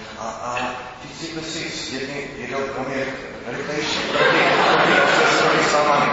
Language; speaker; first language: Czech; non-native, fluent; English